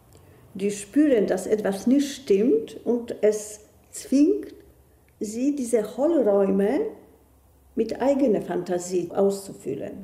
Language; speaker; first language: German; non-native, fluent; Polish